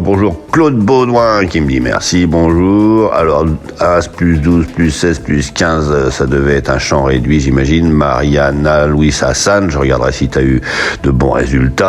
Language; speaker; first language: French; native; French